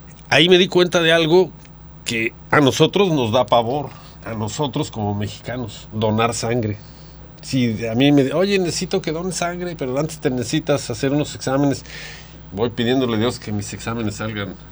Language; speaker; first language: Spanish; native; Spanish